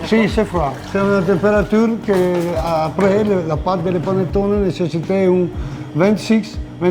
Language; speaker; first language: French; non-native, learner; Italian